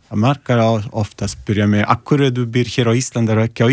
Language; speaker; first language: Icelandic; non-native, learner; Italian